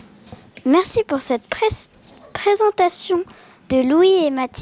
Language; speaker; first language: French; native; French